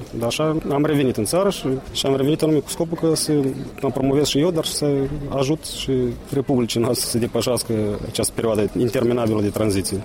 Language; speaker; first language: Romanian; native; Romanian